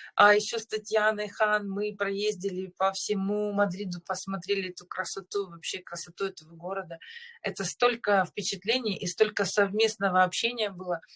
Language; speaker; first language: Russian; native; Russian